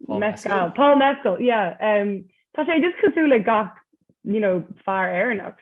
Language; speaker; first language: Irish; non-native, local second language; English